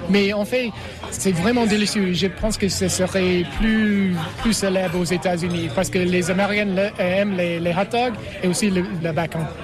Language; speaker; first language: French; non-native, learner; English